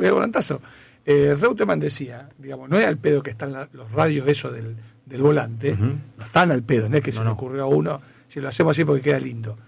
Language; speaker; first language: Spanish; native; Spanish